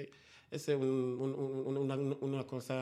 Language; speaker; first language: Catalan; non-native, learner; Spanish